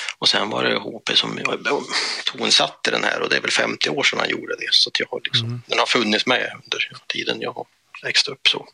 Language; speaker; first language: Swedish; native; Swedish